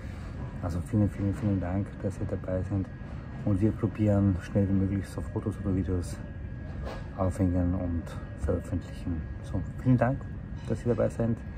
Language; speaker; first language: German; non-native, fluent; Slovak